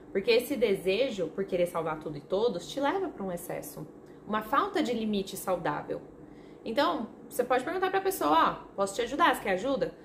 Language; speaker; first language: Portuguese; non-native, fluent; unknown